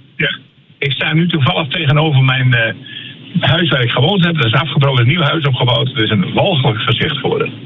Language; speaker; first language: Dutch; native; Dutch